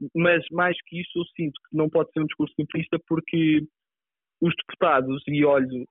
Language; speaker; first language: Portuguese; native; Portuguese